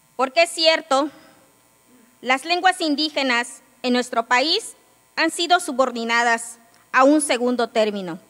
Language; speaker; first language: Spanish; non-native, local second language; Yucateco